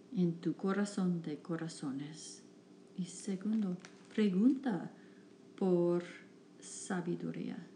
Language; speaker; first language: Spanish; non-native, fluent; English